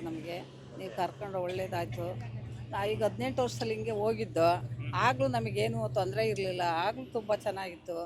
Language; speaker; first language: Kannada; non-native, local second language; Telugu